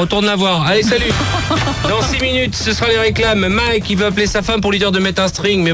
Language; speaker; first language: French; native; French